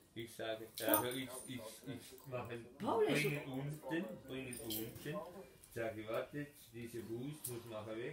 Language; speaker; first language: German; non-native, learner; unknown